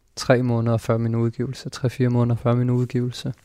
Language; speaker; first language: Danish; early bilingual, other home language; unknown